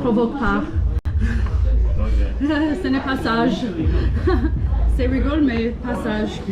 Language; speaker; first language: French; non-native, fluent; English